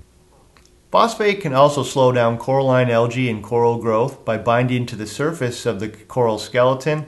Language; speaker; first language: English; native; English